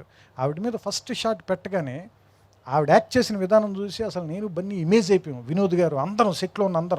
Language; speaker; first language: Telugu; native; Telugu